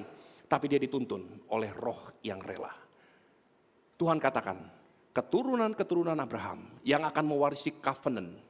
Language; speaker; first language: Indonesian; native; Indonesian